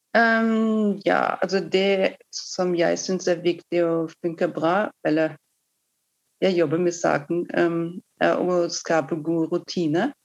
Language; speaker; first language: Norwegian; non-native, fluent; German